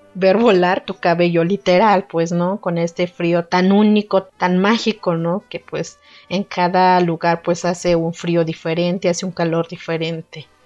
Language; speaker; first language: Spanish; non-native, local second language; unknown